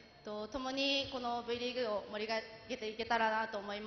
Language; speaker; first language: Japanese; native; Japanese